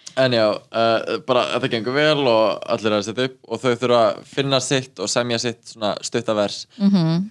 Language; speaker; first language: Icelandic; native; Icelandic